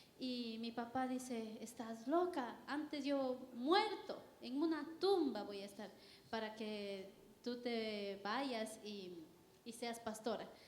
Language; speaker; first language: Spanish; native; Spanish